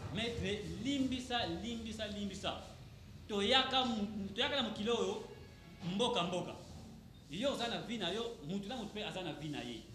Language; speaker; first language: Lingala; non-native, local second language; Kongo